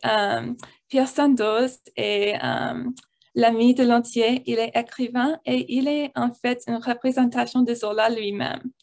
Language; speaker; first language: French; non-native, learner; English